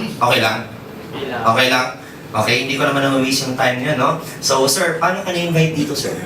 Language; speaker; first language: Filipino; non-native, local second language; Waray